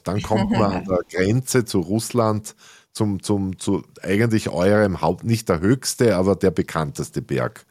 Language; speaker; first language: German; native; German